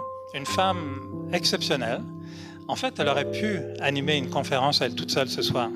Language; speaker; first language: French; native; French